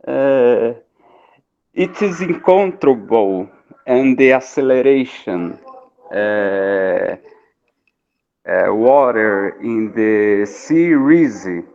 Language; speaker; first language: English; non-native, learner; Portuguese